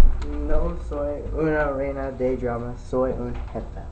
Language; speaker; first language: Spanish; non-native, learner; English